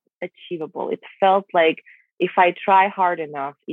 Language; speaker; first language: English; non-native, fluent; Russian